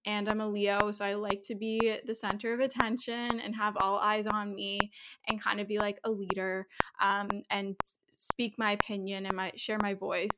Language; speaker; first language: English; native; English